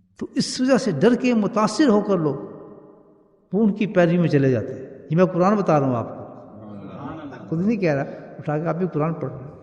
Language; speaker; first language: Urdu; early bilingual, heritage; Urdu